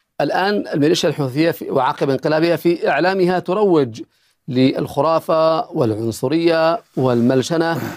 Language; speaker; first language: Arabic; native; Arabic